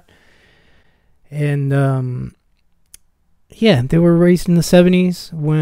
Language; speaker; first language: English; early bilingual, other home language; Spanish